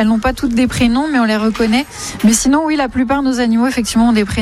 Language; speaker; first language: French; native; French